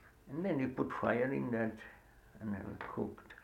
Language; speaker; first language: English; non-native, fluent; Swedish